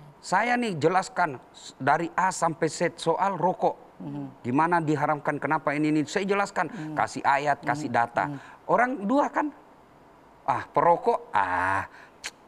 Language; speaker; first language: Indonesian; native; Indonesian